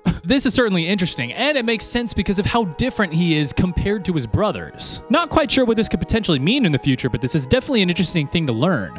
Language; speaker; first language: English; native; English